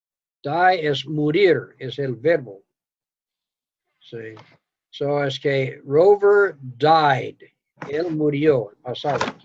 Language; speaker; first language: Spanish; non-native, fluent; English